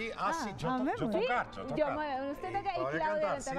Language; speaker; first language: Spanish; non-native, local second language; Portuguese